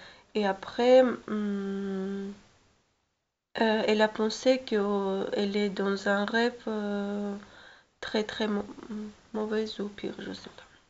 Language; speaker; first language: French; non-native, learner; Russian